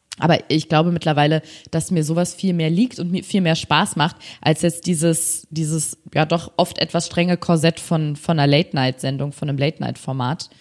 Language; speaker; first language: German; native; German